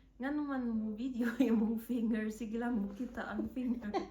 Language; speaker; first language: Cebuano; non-native, learner; German